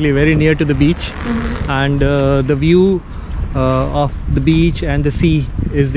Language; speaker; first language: English; non-native, local second language; Hindi